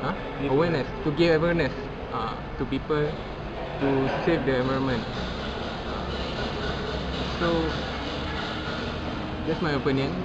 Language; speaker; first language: English; non-native, local second language; Malay